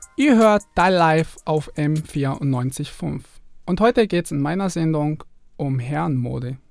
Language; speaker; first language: German; non-native, fluent; Arabic